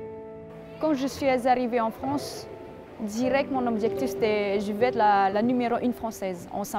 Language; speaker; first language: French; non-native, fluent; Indonesian